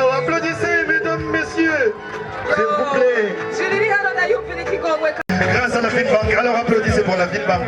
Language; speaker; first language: French; non-native, local second language; Rundi